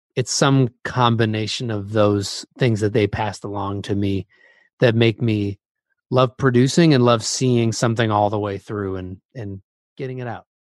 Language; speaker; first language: English; native; English